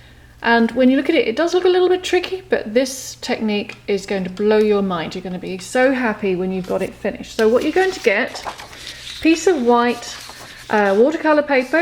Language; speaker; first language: English; native; English